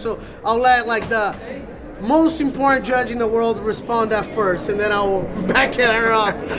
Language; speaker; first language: English; native; English